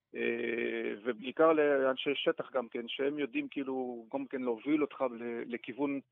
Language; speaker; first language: Hebrew; non-native, fluent; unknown